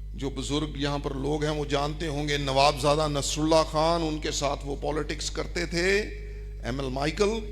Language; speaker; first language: Urdu; non-native, local second language; Punjabi